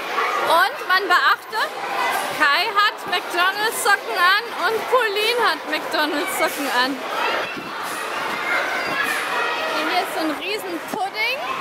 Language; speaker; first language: German; native; German